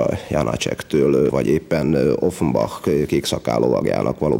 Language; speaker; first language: Hungarian; native; Hungarian